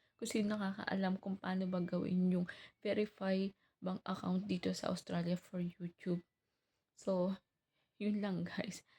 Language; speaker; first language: Filipino; native; Filipino